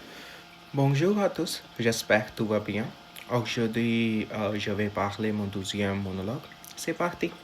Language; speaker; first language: French; non-native, learner; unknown